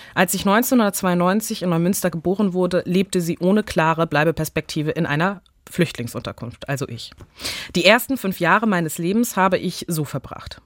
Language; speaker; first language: German; early bilingual, other home language; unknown